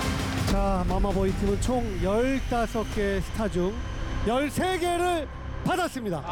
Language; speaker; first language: Korean; native; Korean